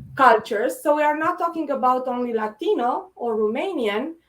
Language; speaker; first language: English; non-native, fluent; Romanian